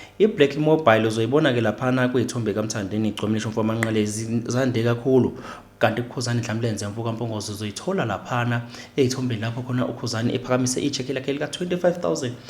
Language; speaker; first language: Zulu; native; Zulu